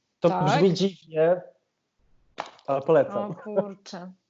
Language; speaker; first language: Polish; native; Polish